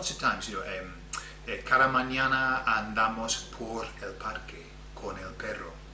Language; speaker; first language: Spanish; non-native, fluent; English